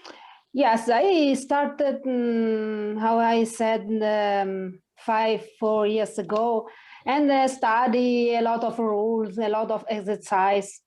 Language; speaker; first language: English; non-native, learner; Italian